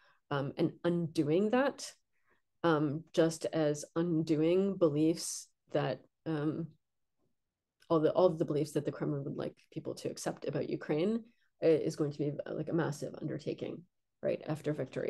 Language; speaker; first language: English; native; English